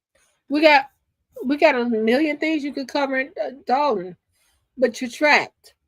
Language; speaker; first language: English; native; English